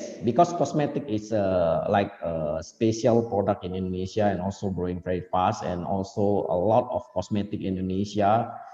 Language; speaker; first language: English; non-native, fluent; Indonesian